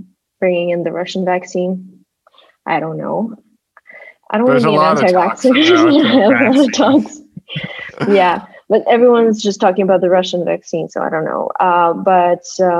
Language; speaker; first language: English; non-native, fluent; Russian